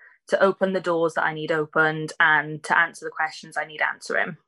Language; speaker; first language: English; native; English